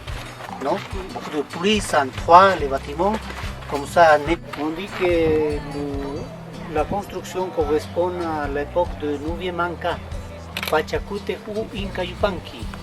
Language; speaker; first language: French; non-native, fluent; Spanish